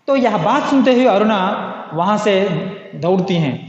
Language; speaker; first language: Hindi; non-native, local second language; Telugu